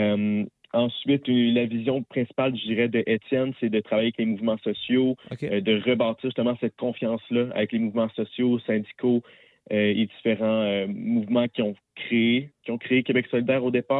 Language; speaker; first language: French; native; French